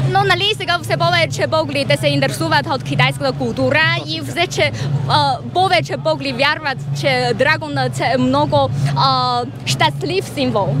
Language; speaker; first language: Bulgarian; non-native, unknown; Chinese